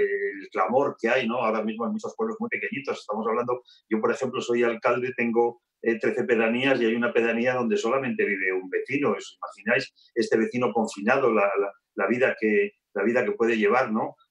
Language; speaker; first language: Spanish; native; Spanish